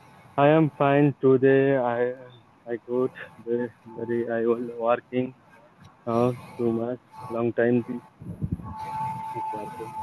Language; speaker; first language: English; non-native, learner; Bangla